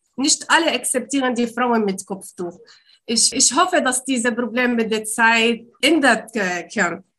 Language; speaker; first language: German; non-native, learner; Arabic